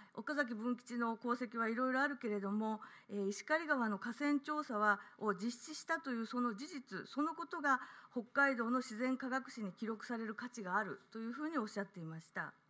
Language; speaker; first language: Japanese; native; Japanese